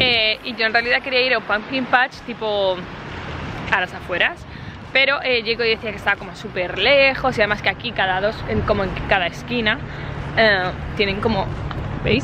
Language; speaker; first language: Spanish; native; Spanish